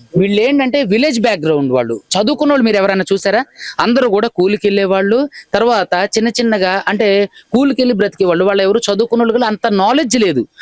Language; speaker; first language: Telugu; native; Telugu